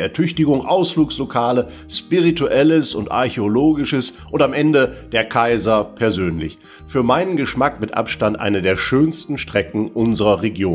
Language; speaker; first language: German; native; German